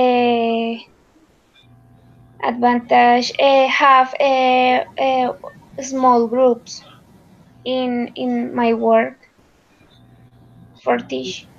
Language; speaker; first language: English; non-native, learner; Spanish